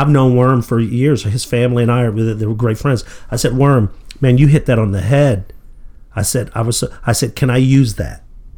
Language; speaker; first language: English; native; English